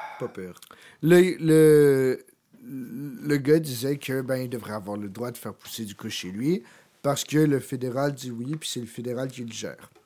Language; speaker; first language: French; native; French